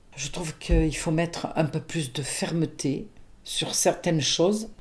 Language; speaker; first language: French; native; French